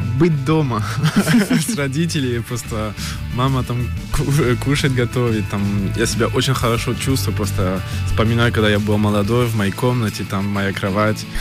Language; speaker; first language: Russian; early bilingual, heritage; Russian